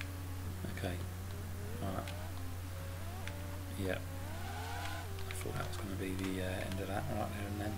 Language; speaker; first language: English; native; English